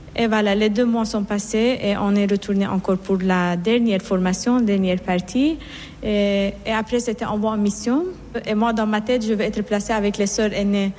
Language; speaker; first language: French; non-native, fluent; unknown